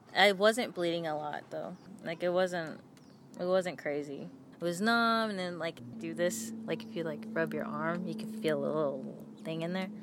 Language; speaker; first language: English; native; English